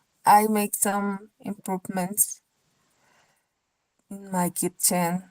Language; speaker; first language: English; non-native, learner; Spanish